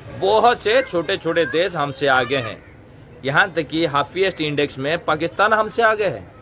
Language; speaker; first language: Hindi; native; Hindi